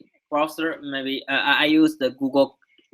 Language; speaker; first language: English; non-native, learner; Chinese